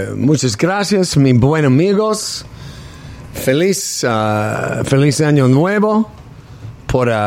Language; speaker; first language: Spanish; non-native, learner; English